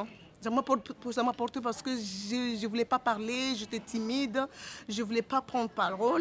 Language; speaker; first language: French; non-native, fluent; Comorian